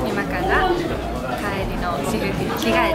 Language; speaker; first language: Japanese; native; Japanese